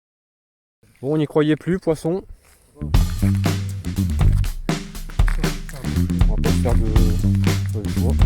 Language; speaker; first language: French; native; French